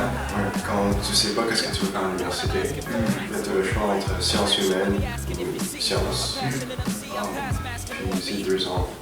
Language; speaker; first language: French; early bilingual, other home language; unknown